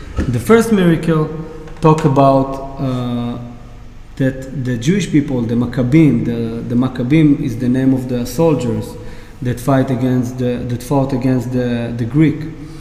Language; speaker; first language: English; non-native, fluent; Hebrew